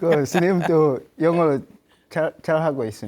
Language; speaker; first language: Korean; non-native, learner; Swahili